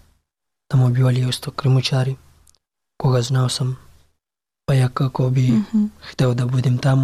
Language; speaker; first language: Serbian; non-native, learner; Pashto